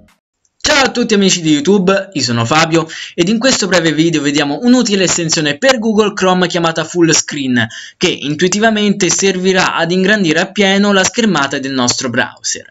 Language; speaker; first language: Italian; native; Italian